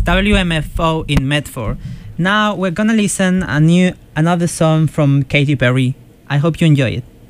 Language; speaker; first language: English; non-native, fluent; Spanish